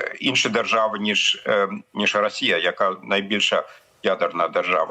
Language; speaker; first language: Ukrainian; non-native, fluent; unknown